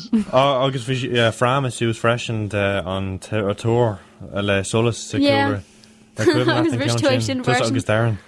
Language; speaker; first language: Irish; non-native, local second language; English